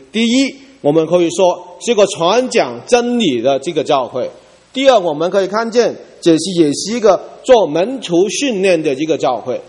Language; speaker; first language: Chinese; non-native, local second language; Cantonese